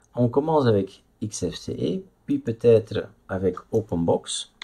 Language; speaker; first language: French; non-native, fluent; Dutch